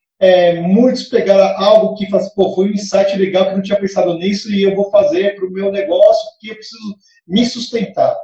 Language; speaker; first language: Portuguese; native; Portuguese